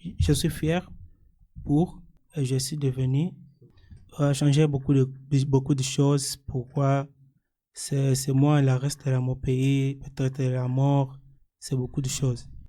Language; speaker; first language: French; non-native, learner; Portuguese